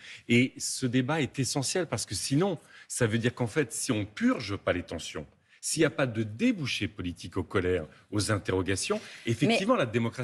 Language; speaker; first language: French; native; French